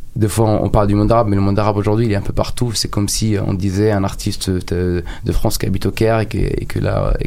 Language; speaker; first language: French; non-native, fluent; Arabic